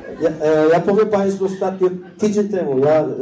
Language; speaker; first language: Polish; non-native, learner; Persian